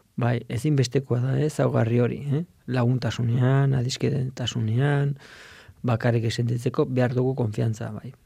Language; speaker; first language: Basque; native; Basque